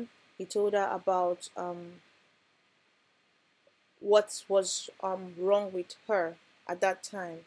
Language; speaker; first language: English; non-native, local second language; Yoruba